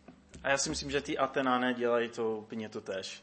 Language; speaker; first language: Czech; non-native, fluent; English